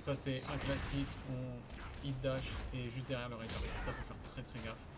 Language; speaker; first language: French; native; French